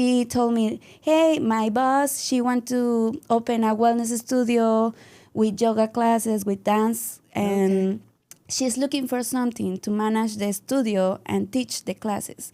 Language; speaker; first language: English; non-native, learner; Spanish